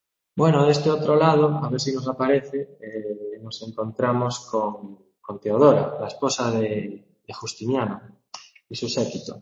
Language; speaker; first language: Spanish; native; Spanish